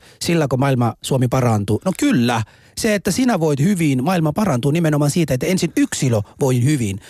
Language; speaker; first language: Finnish; non-native, fluent; Somali